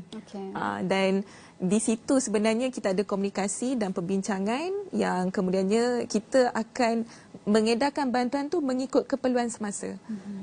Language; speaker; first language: Malay; native; Malay